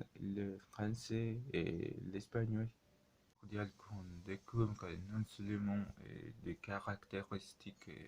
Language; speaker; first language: French; non-native, learner; Spanish